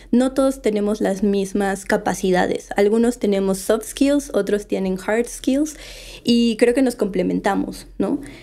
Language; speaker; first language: Spanish; native; Spanish